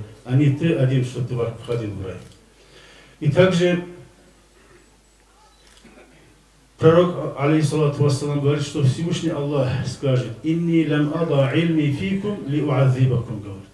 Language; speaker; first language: Russian; non-native, local second language; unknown